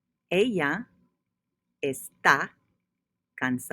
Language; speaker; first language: Spanish; non-native, fluent; English